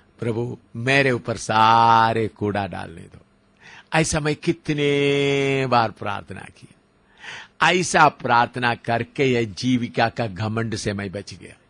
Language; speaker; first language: Hindi; non-native, local second language; Malayalam